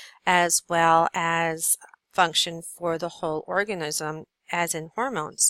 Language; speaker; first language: English; native; English